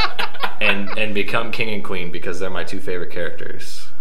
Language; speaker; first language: English; native; English